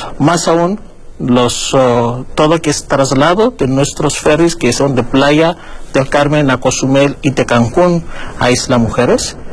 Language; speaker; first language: Spanish; non-native, fluent; Greek